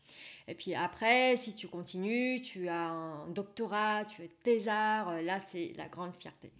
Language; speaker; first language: French; non-native, fluent; Vietnamese